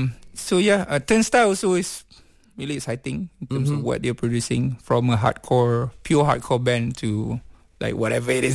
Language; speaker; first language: English; non-native, local second language; Malay